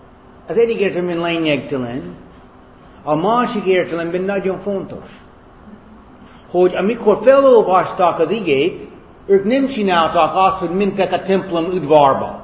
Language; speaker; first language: Hungarian; non-native, fluent; German